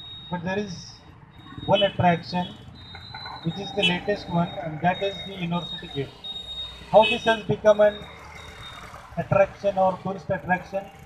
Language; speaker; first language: English; non-native, local second language; Marathi